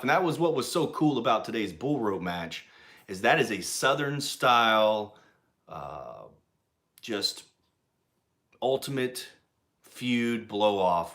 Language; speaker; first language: English; native; English